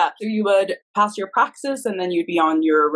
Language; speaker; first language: English; early bilingual, other home language; Haitian Creole